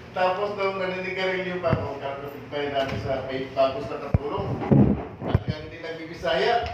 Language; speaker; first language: Filipino; non-native, local second language; Cebuano